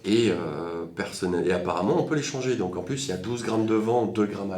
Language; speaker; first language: French; native; French